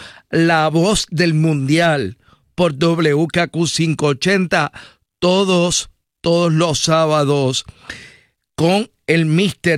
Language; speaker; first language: Spanish; native; Spanish